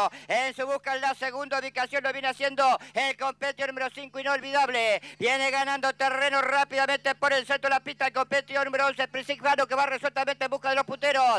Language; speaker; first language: Spanish; native; Spanish